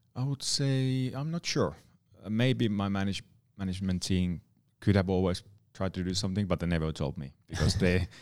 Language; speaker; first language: English; non-native, fluent; Finnish